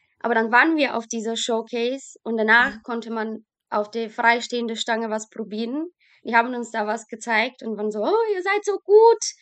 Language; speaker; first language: German; non-native, fluent; Bulgarian